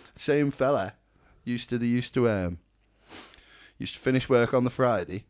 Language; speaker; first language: English; native; English